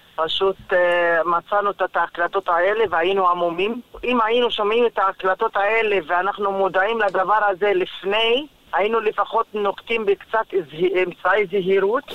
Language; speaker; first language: Hebrew; non-native, local second language; Arabic